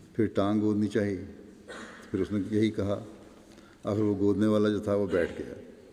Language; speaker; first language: Urdu; non-native, local second language; Punjabi